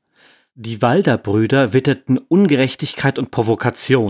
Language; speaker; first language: German; native; German